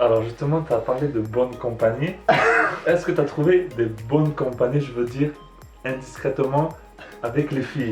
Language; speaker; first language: French; native; French